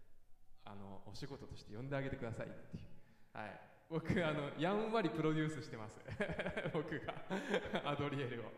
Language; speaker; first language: Japanese; native; Japanese